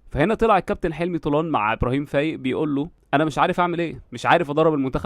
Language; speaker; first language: Arabic; native; Arabic